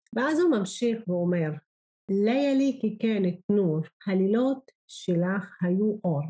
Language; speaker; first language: Hebrew; non-native, local second language; Arabic